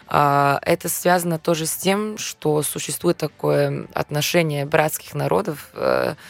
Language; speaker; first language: Russian; non-native, fluent; Serbian